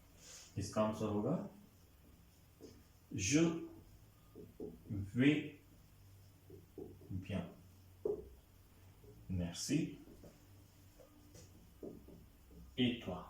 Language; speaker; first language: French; non-native, fluent; Hindi